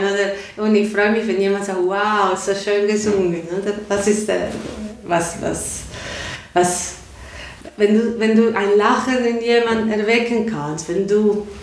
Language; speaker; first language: German; non-native, learner; Spanish